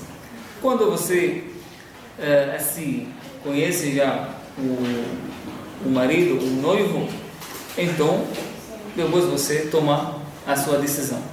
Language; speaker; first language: Portuguese; non-native, fluent; Arabic